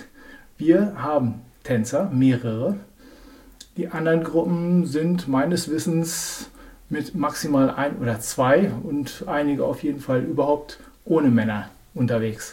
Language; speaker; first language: German; native; German